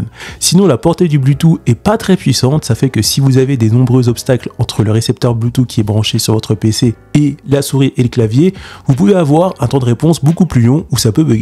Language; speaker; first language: French; native; French